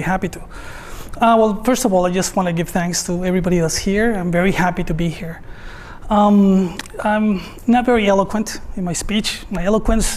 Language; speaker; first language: English; non-native, fluent; Spanish